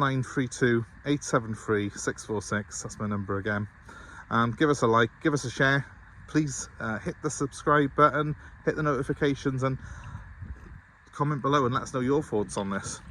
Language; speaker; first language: English; native; English